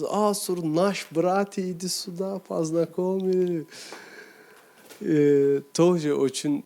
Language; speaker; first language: Russian; non-native, learner; Turkish